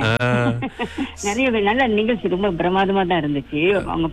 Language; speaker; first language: Tamil; early bilingual, heritage; Tamil